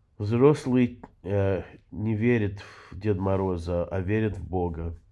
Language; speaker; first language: Russian; early bilingual, heritage; Russian